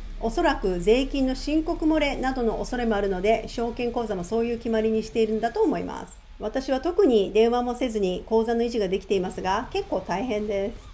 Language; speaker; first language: Japanese; native; Japanese